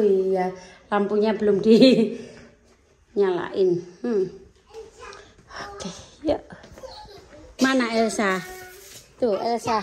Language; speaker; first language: Indonesian; native; Indonesian